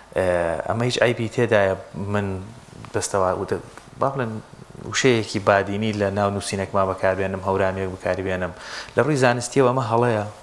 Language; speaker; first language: Central Kurdish; non-native, local second language; Gurani